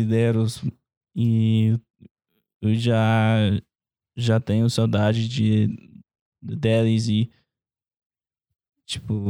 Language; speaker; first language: Portuguese; non-native, learner; English